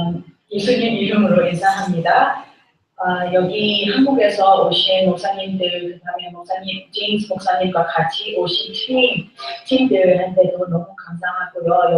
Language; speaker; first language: Korean; non-native, learner; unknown